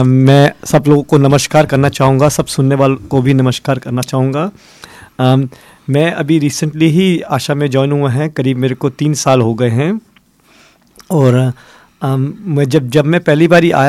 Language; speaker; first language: Hindi; native; Hindi